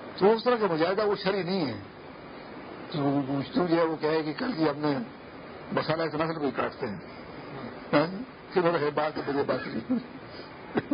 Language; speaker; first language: Urdu; non-native, local second language; Pashto